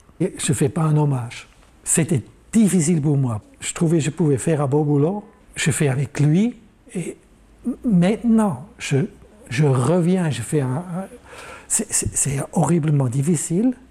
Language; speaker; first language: French; non-native, local second language; German